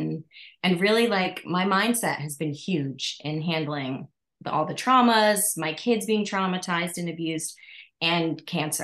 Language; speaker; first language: English; native; English